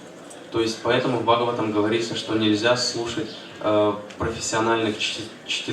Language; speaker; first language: Russian; native; Russian